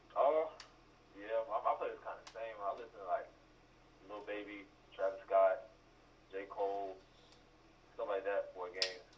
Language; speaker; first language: English; native; English